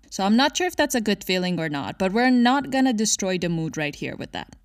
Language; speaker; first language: English; non-native, fluent; Persian